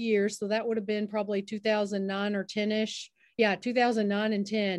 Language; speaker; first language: English; native; English